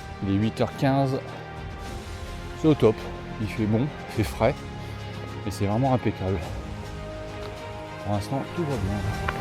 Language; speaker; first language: French; native; French